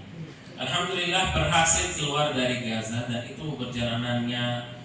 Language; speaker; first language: Indonesian; non-native, fluent; Arabic